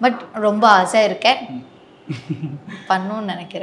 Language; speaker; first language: Tamil; non-native, learner; Malayalam